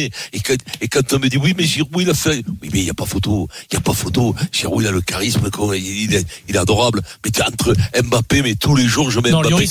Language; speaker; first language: French; native; French